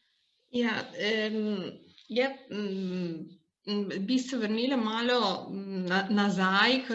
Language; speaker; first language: Slovenian; non-native, local second language; Italian